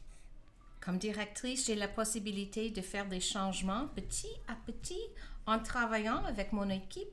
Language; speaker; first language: French; non-native, fluent; English